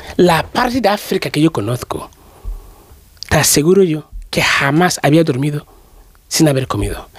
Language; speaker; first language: Spanish; non-native, fluent; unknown